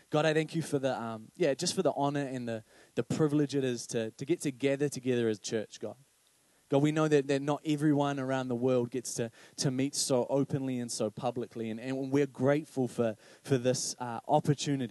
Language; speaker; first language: English; native; English